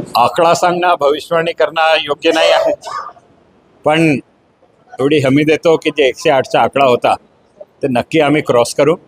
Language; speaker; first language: Marathi; non-native, local second language; Hindi